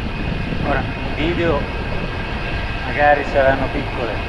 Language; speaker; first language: Italian; native; Italian